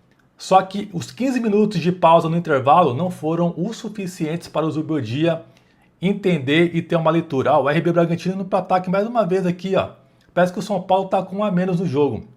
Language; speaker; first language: Portuguese; native; Portuguese